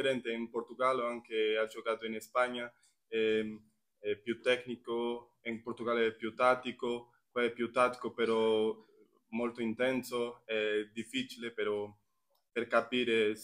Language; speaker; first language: Italian; non-native, learner; Portuguese